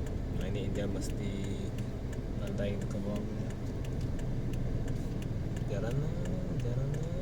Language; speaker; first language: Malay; non-native, local second language; Chinese